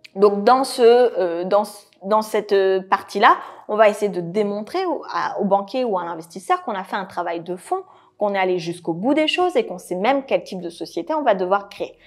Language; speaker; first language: French; native; French